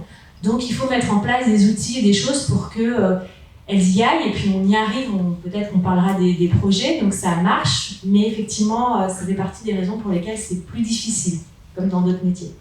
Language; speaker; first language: French; native; French